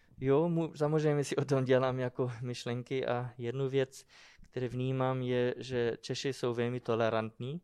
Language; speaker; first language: Czech; non-native, fluent; German